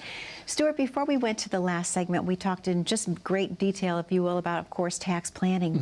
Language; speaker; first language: English; native; English